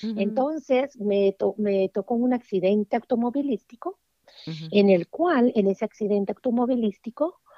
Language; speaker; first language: Spanish; native; Spanish